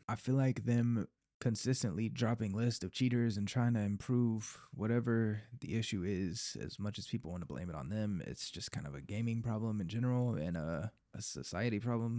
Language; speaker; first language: English; native; English